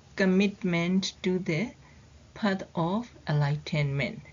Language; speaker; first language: English; non-native, fluent; Burmese